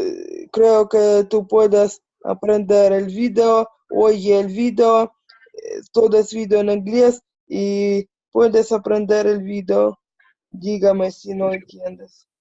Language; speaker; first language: Spanish; non-native, learner; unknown